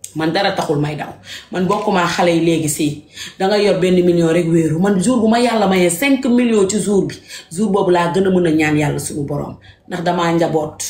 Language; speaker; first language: Wolof; native; Wolof